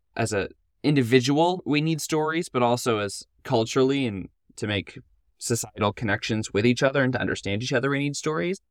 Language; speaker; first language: English; native; English